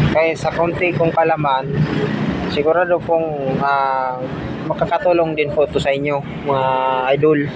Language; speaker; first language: Filipino; non-native, local second language; Bikol